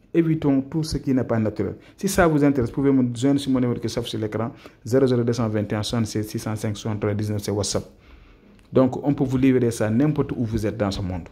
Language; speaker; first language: French; non-native, local second language; Wolof